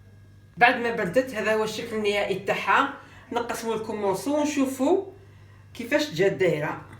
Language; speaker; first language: Arabic; native; Arabic